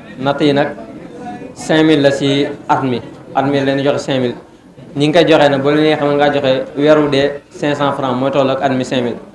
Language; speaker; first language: Wolof; native; Wolof